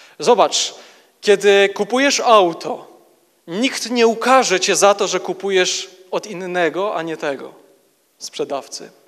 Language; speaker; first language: Polish; native; Polish